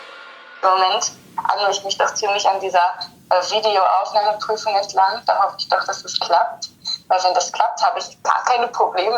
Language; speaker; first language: German; native; German